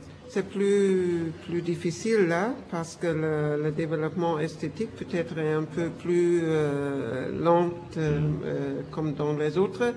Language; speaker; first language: French; non-native, fluent; German